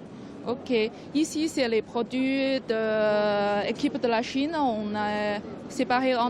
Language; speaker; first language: French; non-native, learner; Chinese